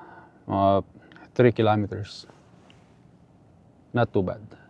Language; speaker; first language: English; non-native, local second language; Filipino